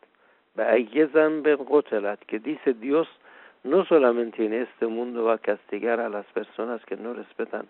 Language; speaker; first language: Spanish; non-native, fluent; Persian